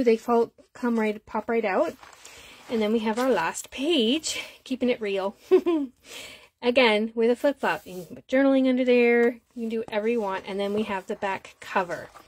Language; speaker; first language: English; native; English